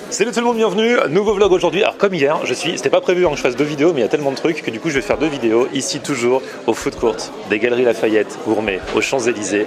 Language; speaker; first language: French; native; French